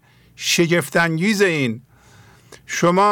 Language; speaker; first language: Persian; native; Persian